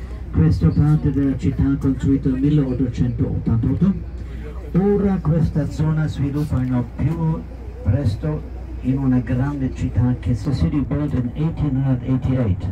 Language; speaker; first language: Italian; non-native, fluent; German